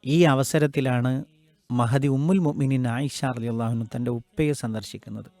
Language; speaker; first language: Malayalam; native; Malayalam